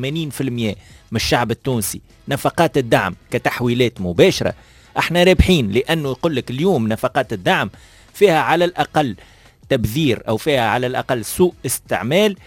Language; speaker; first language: Arabic; native; Arabic